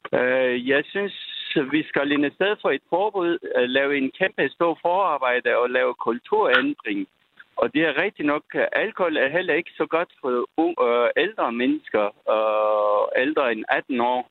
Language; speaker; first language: Danish; non-native, fluent; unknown